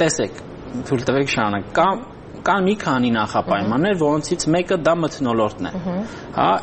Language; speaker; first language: Armenian; native; Armenian